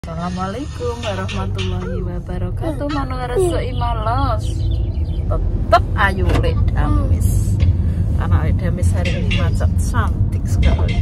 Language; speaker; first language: Indonesian; non-native, local second language; Javanese